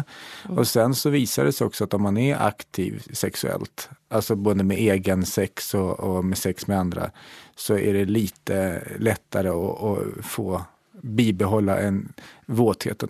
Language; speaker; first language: Swedish; native; Swedish